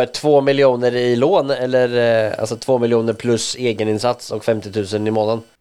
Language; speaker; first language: Swedish; native; Swedish